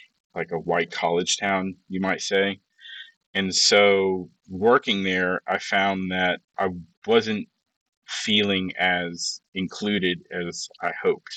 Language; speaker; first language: English; early bilingual, other home language; Spanish